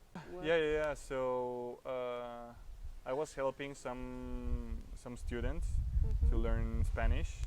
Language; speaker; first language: English; non-native, fluent; Spanish